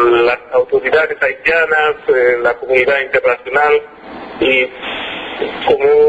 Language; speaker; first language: Spanish; non-native, fluent; French